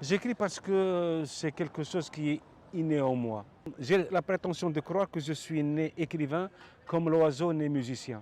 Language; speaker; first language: French; non-native, local second language; Arabic